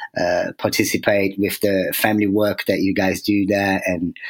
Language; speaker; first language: English; non-native, fluent; Portuguese